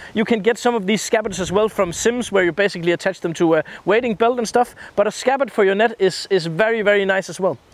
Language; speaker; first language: English; non-native, fluent; Danish